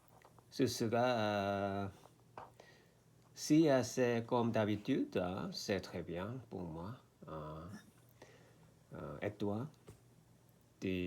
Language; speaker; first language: French; non-native, learner; Korean